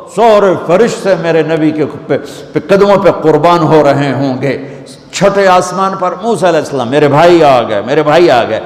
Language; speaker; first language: Urdu; non-native, local second language; Punjabi